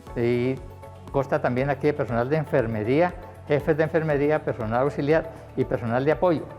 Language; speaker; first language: Spanish; native; Spanish